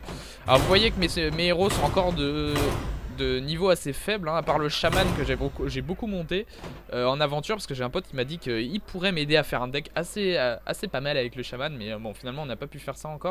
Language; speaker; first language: French; native; French